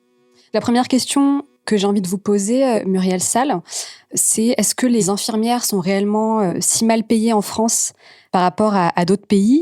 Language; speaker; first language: French; native; French